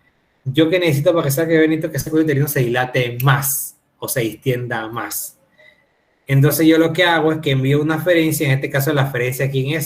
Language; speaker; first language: Spanish; native; Spanish